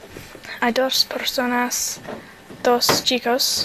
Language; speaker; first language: Spanish; non-native, learner; English